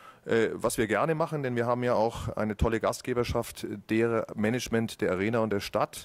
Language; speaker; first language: German; native; German